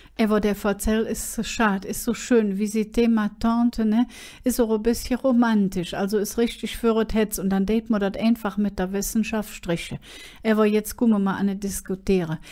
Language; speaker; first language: German; native; German